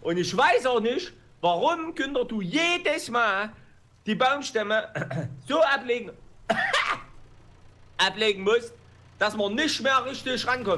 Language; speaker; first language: German; native; German